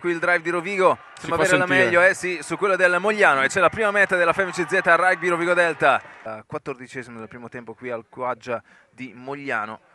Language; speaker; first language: Italian; native; Italian